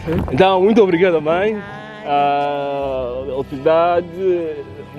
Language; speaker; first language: Portuguese; non-native, learner; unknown